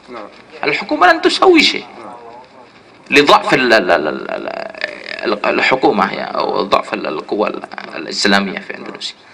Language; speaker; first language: Arabic; non-native, fluent; Indonesian